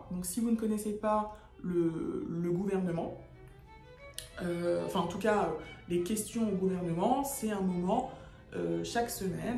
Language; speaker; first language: French; native; French